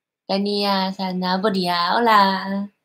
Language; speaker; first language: Spanish; non-native, learner; Japanese